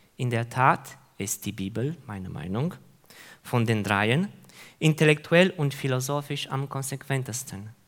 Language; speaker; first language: German; non-native, fluent; Hungarian